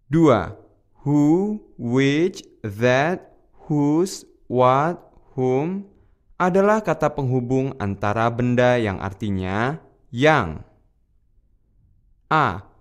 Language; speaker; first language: Indonesian; native; Indonesian